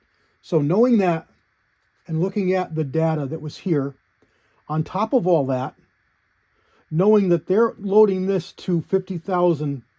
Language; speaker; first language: English; native; English